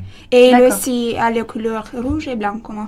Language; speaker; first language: French; non-native, learner; Romanian